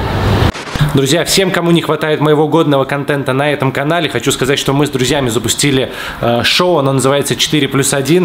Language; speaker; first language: Russian; native; Russian